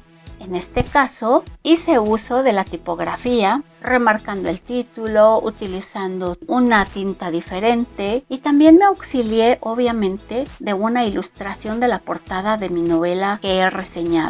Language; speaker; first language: Spanish; native; Spanish